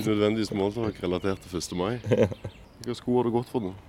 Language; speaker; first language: Norwegian; native; Norwegian